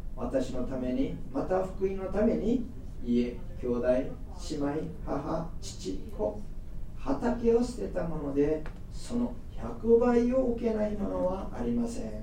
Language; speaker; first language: Japanese; non-native, fluent; Korean